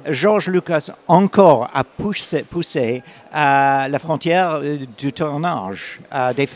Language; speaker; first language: French; non-native, learner; English